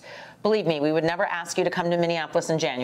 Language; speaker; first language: English; native; English